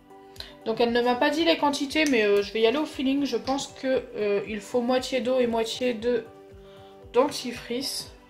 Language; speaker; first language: French; native; French